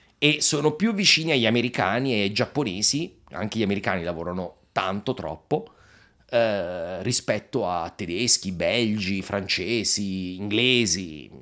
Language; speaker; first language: Italian; native; Italian